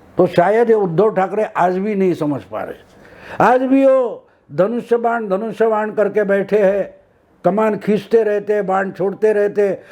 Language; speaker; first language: Hindi; non-native, local second language; Marathi